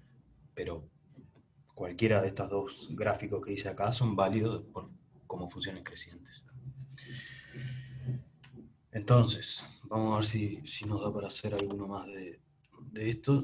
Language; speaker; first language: Spanish; native; Spanish